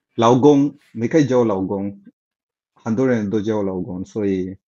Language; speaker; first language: Chinese; non-native, fluent; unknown